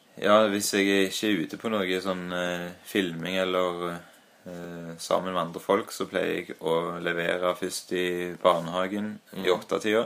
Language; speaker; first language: Norwegian; native; Norwegian